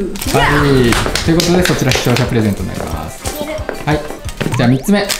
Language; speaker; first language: Japanese; native; Japanese